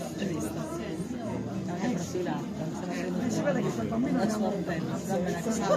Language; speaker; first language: Italian; native; Italian